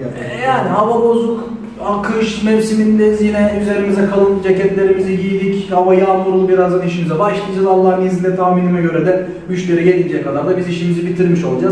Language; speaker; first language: Turkish; native; Turkish